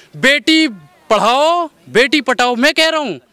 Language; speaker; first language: Hindi; native; Hindi